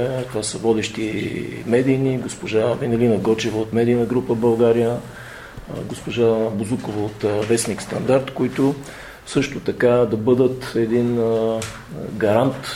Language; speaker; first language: Bulgarian; native; Bulgarian